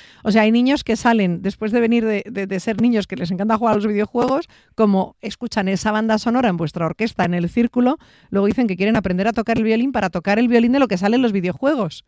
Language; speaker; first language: Spanish; native; Spanish